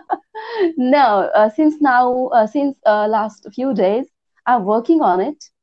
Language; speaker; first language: English; non-native, local second language; Hindi